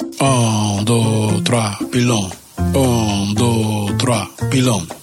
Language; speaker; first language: French; non-native, learner; Spanish